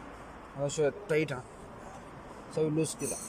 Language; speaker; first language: Arabic; non-native, learner; Malay